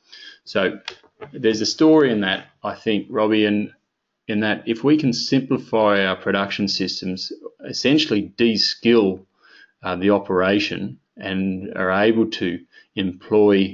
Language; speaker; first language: English; native; English